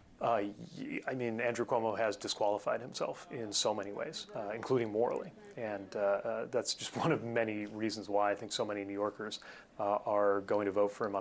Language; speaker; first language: English; native; English